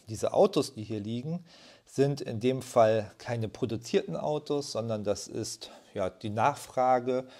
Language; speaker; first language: German; native; German